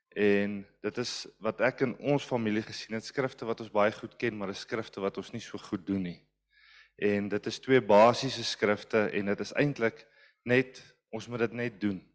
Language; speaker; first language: Afrikaans; non-native, local second language; English